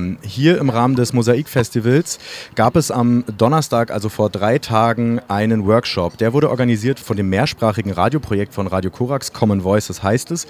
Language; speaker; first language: German; native; German